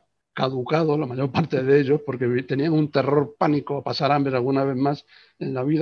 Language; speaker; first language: Spanish; native; Spanish